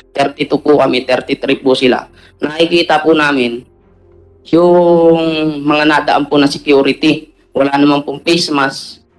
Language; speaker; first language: Filipino; native; Filipino